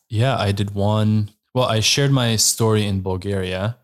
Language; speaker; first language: English; non-native, fluent; Slovenian